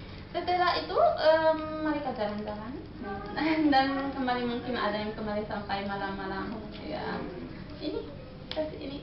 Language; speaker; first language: Indonesian; non-native, learner; Arabic